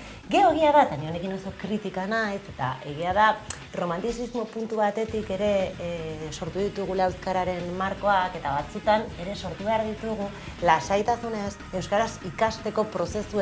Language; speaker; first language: Basque; non-native, local second language; Spanish